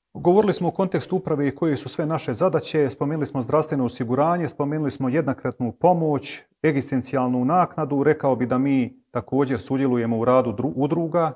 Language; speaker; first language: Croatian; native; Croatian